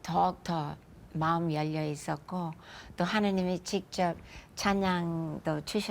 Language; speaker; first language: Korean; non-native, fluent; English